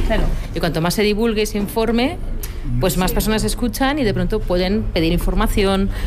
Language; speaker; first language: Spanish; native; Spanish